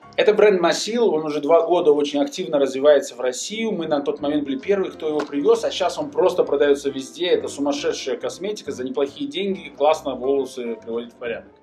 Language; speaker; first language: Russian; native; Russian